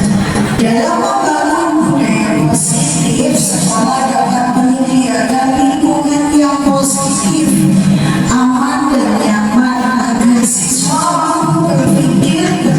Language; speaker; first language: Indonesian; native; Indonesian